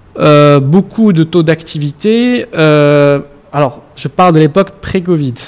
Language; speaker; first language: French; non-native, local second language; Arabic